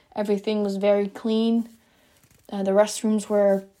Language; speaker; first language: English; non-native, fluent; Dutch